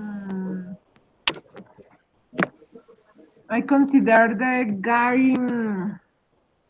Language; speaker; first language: English; non-native, learner; Spanish